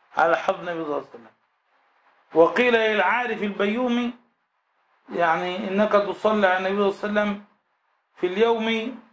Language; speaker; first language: Arabic; native; Arabic